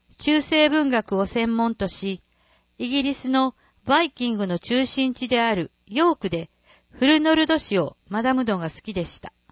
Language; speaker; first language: Japanese; native; Japanese